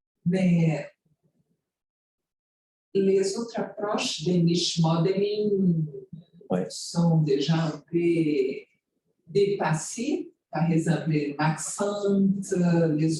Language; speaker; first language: French; non-native, fluent; Portuguese